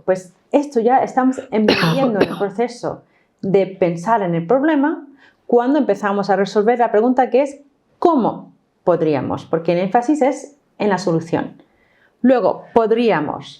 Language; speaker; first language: Spanish; non-native, fluent; English